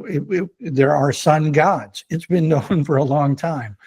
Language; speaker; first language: English; native; English